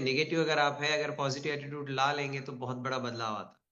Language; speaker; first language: Hindi; non-native, local second language; Telugu